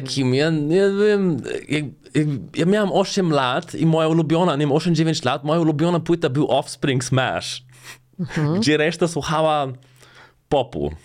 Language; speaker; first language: Polish; non-native, fluent; Slovenian